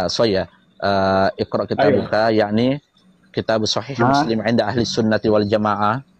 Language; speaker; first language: Arabic; non-native, learner; Indonesian